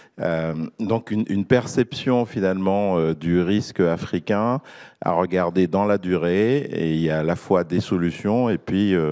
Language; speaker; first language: French; native; French